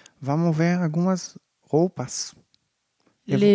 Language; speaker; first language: Portuguese; non-native, fluent; French